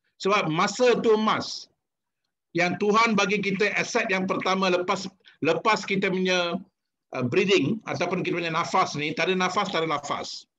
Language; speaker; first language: Malay; non-native, local second language; Tamil